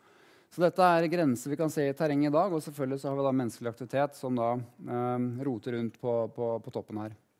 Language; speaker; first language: Norwegian; native; Norwegian